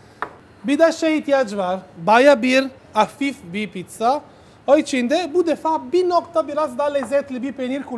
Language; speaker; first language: Turkish; non-native, learner; Italian